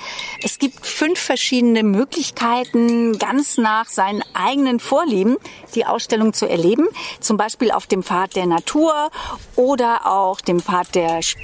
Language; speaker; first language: German; native; German